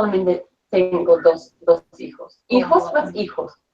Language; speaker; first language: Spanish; non-native, fluent; English